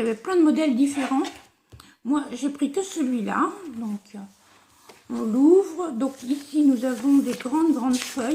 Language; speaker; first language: French; native; French